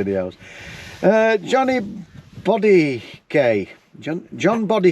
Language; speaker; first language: English; native; English